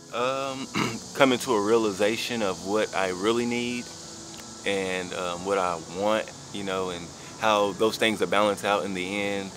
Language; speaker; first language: English; native; English